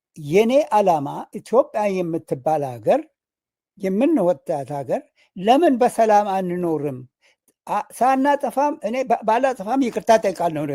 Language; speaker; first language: Amharic; non-native, local second language; Oromo